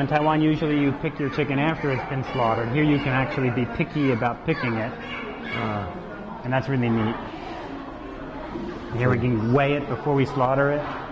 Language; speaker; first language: English; native; English